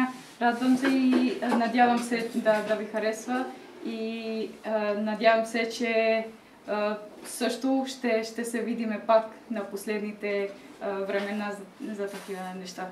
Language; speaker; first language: Bulgarian; non-native, fluent; Albanian